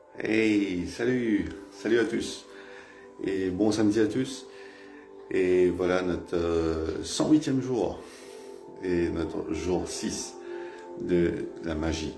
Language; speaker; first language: French; non-native, local second language; Morisyen